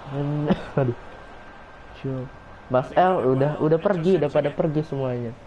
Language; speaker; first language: Indonesian; native; Indonesian